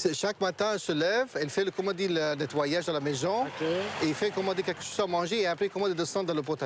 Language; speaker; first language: French; non-native, fluent; Greek